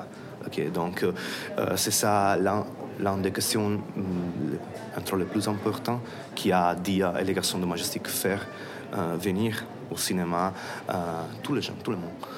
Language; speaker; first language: French; non-native, fluent; Italian